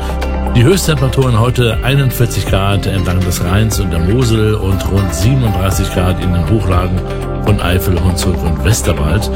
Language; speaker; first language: German; native; German